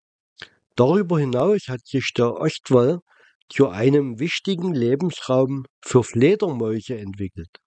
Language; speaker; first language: German; native; German